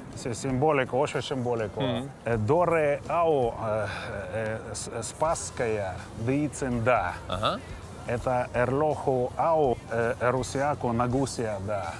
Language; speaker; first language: Basque; non-native, learner; Russian